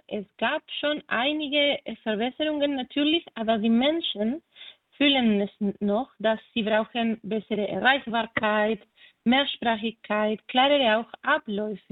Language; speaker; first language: German; non-native, fluent; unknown